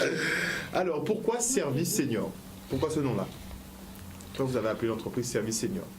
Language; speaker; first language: French; native; French